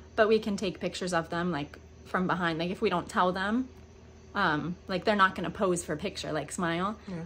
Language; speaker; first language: English; native; English